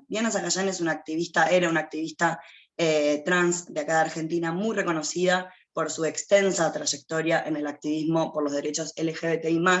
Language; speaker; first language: Spanish; native; Spanish